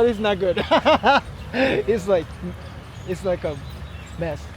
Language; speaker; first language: English; non-native, learner; Korean